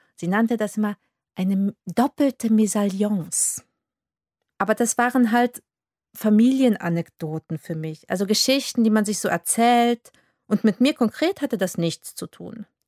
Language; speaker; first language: German; early bilingual, other home language; Polish